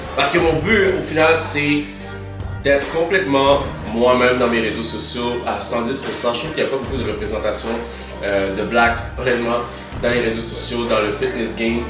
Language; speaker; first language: French; early bilingual, other home language; Haitian Creole